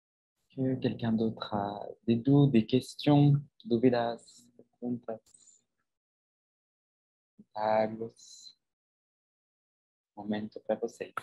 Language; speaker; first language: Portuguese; non-native, fluent; French